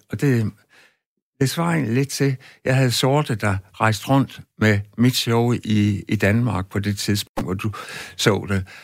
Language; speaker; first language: Danish; native; Danish